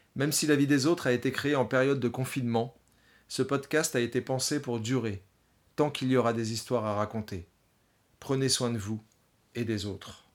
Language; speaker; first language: French; early bilingual, other home language; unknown